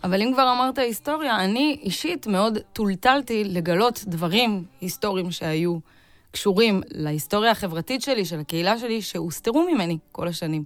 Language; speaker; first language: Hebrew; native; Hebrew